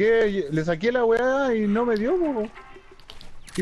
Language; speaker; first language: Spanish; native; Spanish